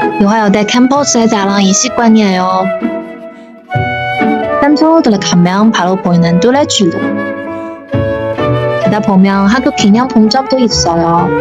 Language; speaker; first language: Korean; non-native, fluent; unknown